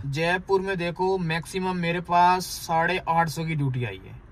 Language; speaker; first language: Hindi; native; Hindi